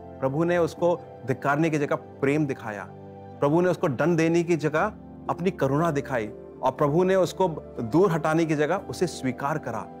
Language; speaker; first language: Hindi; native; Hindi